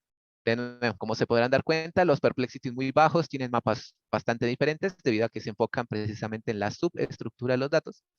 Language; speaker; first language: Spanish; native; Spanish